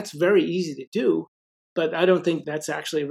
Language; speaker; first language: English; native; English